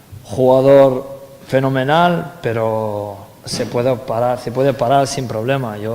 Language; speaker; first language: Spanish; non-native, fluent; French